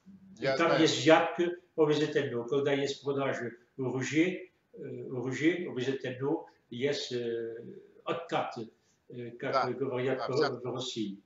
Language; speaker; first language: Russian; non-native, fluent; French